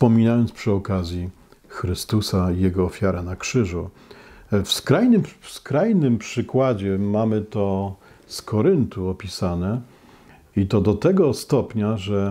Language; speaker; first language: Polish; native; Polish